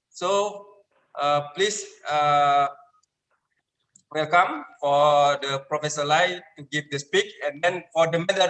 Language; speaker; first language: English; non-native, learner; Indonesian